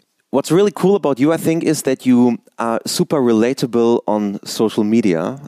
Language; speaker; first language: English; non-native, fluent; German